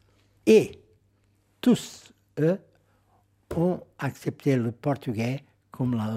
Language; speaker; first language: French; non-native, fluent; Portuguese